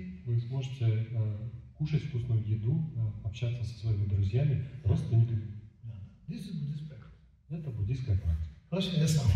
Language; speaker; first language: Russian; native; Russian